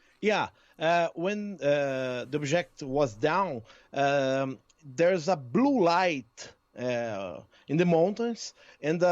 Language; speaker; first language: English; non-native, learner; Portuguese